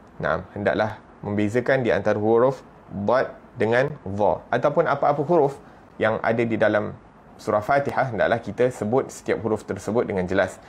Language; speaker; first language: Malay; native; Malay